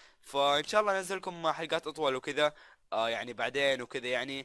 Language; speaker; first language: Arabic; native; Arabic